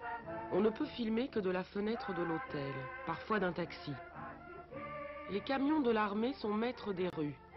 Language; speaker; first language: French; native; French